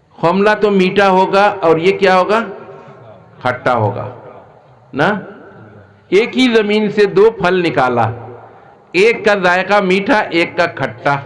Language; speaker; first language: Urdu; non-native, local second language; Assamese